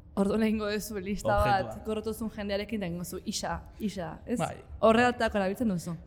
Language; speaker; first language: Basque; native; Basque